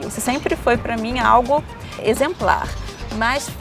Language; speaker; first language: Portuguese; native; Portuguese